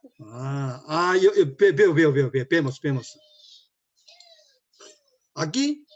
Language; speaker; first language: Spanish; non-native, learner; Korean